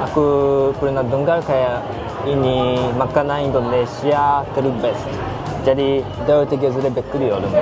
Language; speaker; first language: Indonesian; non-native, learner; Japanese